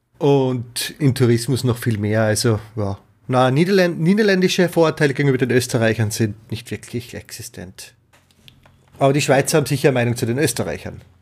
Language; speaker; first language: German; native; German